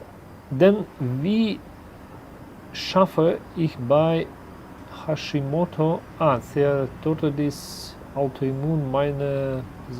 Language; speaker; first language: German; non-native, learner; Russian